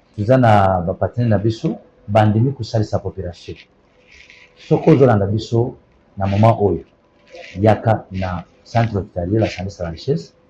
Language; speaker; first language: Lingala; non-native, local second language; Kituba (Democratic Republic of Congo)